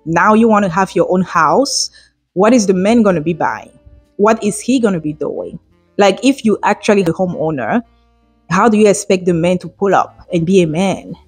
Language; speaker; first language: English; non-native, local second language; French